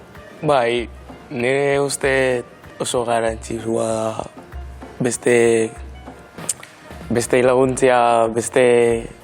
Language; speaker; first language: Basque; non-native, learner; Wolof